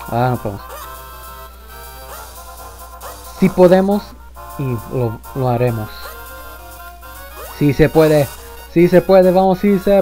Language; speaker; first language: Spanish; early bilingual, heritage; Spanish